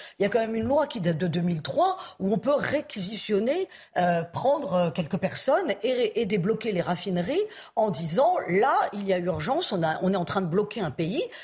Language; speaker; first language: French; native; French